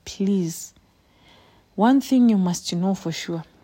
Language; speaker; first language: English; non-native, local second language; Swahili